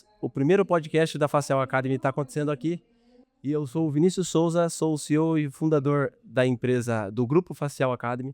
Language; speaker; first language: Portuguese; native; Portuguese